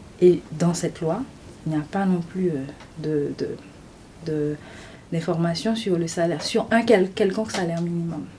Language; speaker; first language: French; non-native, local second language; Haitian Creole